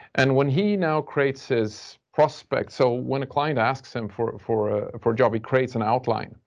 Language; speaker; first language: English; non-native, fluent; Swedish